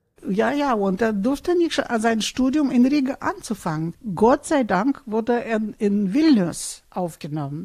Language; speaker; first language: German; non-native, fluent; Russian